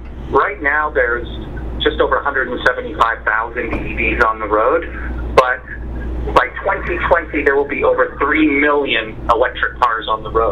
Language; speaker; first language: English; native; English